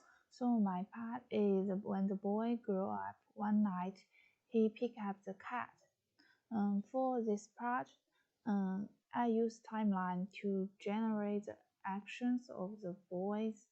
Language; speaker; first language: English; non-native, fluent; Chinese